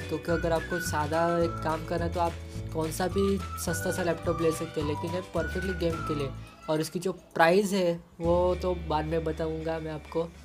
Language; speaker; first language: Hindi; non-native, local second language; Marathi